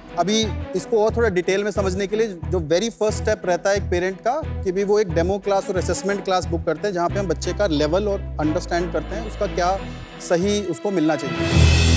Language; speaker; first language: Hindi; native; Hindi